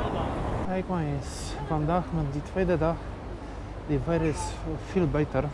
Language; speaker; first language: Dutch; non-native, learner; Polish